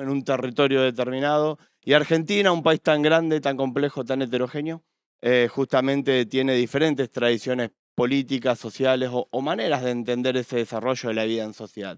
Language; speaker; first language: Spanish; native; Spanish